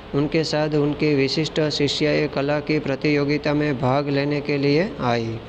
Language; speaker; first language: Hindi; non-native, local second language; Gujarati